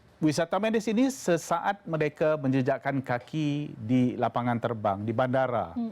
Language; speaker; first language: Malay; native; Malay